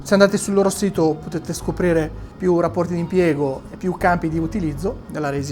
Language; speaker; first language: Italian; native; Italian